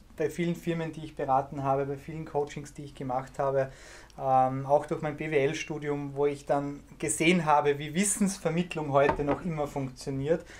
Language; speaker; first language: German; native; German